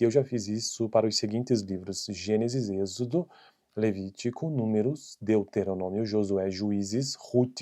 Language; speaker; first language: Portuguese; native; Portuguese